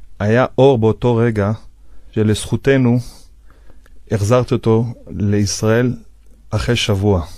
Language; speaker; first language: Hebrew; native; Hebrew